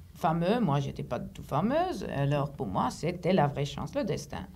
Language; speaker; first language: French; non-native, fluent; Greek